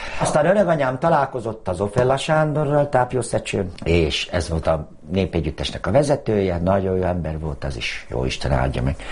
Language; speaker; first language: Hungarian; native; Hungarian